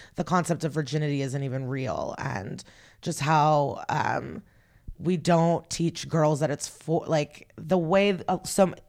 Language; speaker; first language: English; early bilingual, other home language; Russian